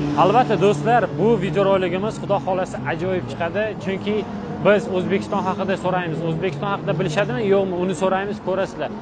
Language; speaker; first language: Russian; non-native, learner; Uzbek